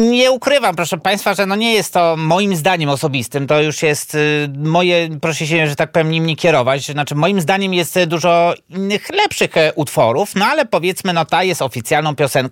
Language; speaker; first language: Polish; native; Polish